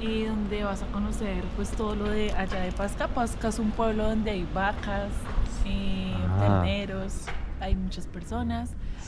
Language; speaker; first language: Spanish; native; Spanish